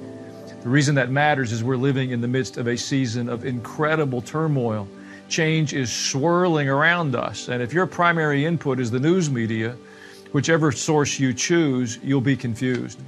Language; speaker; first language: English; native; English